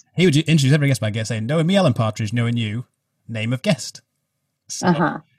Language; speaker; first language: English; native; English